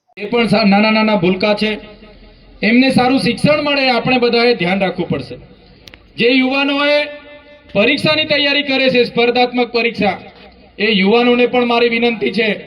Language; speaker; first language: Gujarati; non-native, local second language; Bhili